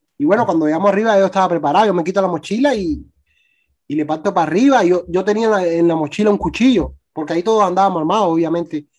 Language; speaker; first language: Spanish; native; Spanish